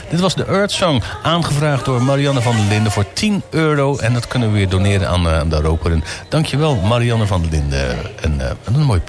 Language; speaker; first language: Dutch; native; Dutch